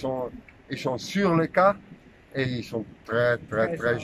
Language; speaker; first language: French; non-native, fluent; Dutch